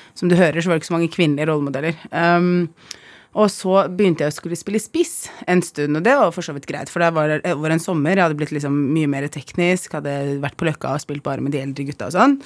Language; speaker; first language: Norwegian; early bilingual, other home language; Arabic